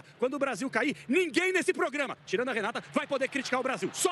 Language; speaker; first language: Portuguese; native; Portuguese